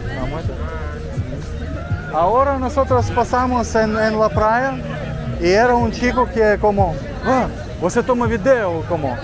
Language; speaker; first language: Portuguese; non-native, learner; Russian